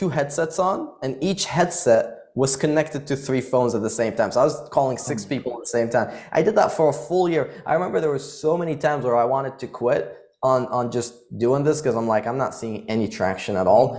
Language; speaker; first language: English; early bilingual, other home language; Arabic